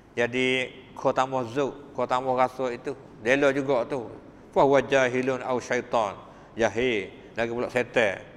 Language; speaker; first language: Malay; native; Malay